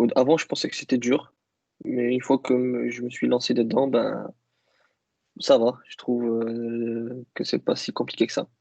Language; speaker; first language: French; non-native, local second language; Kabyle